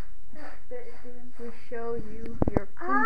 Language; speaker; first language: English; non-native, learner; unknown